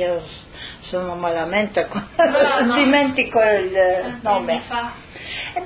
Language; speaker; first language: Italian; non-native, local second language; Slovenian